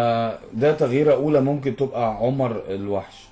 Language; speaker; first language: Arabic; native; Arabic